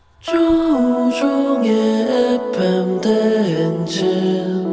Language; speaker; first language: Korean; native; Korean